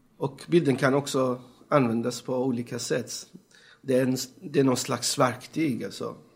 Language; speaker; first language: Swedish; non-native, fluent; Persian